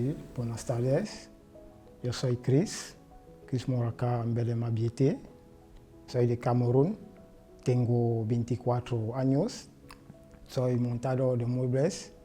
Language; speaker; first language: Spanish; non-native, learner; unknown